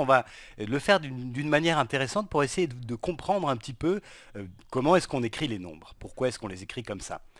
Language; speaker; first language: French; native; French